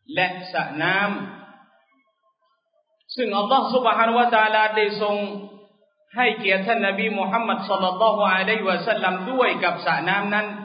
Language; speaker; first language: Thai; native; Thai